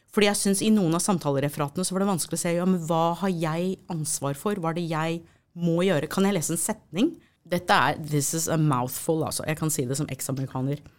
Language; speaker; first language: Norwegian; non-native, fluent; English